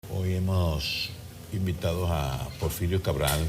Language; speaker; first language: Spanish; native; Spanish